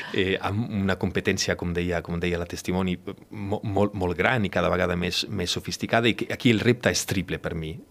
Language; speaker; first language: Catalan; non-native, fluent; Italian